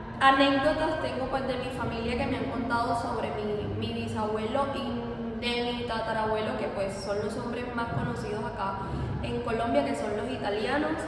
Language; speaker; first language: Spanish; native; Spanish